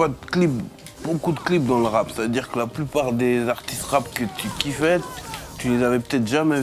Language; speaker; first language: French; native; French